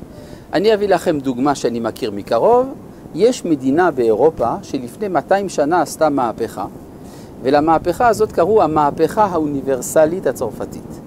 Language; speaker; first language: Hebrew; non-native, fluent; French